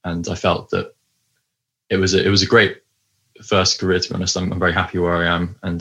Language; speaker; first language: English; native; English